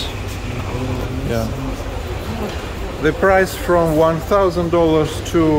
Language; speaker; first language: English; non-native, learner; Russian